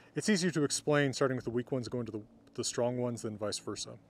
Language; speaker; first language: English; native; English